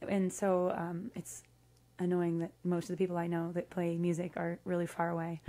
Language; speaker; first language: English; native; English